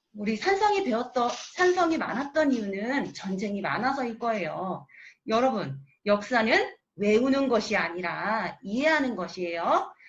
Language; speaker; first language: Korean; native; Korean